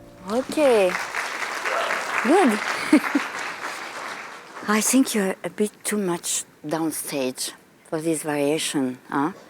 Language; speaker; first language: English; non-native, fluent; French